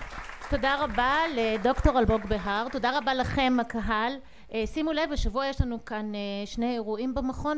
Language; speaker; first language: Hebrew; native; Hebrew